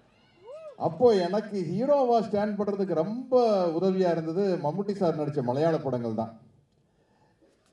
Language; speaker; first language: Tamil; native; Tamil